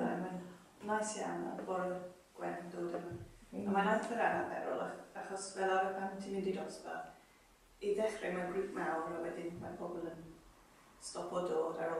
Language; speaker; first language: Welsh; non-native, learner; English